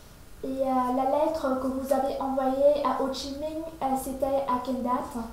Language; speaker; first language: French; non-native, fluent; Vietnamese